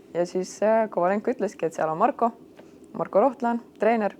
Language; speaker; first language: Estonian; non-native, local second language; Russian